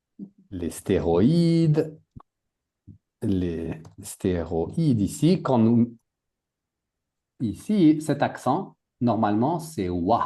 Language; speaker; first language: French; native; French